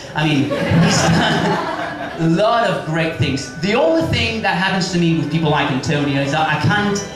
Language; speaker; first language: English; non-native, fluent; Spanish